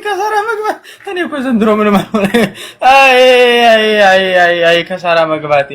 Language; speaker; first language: Arabic; non-native, learner; Amharic